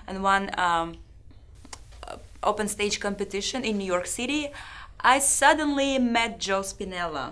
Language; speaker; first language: English; non-native, fluent; Russian